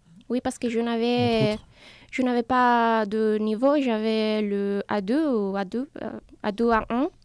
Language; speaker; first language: French; non-native, learner; Spanish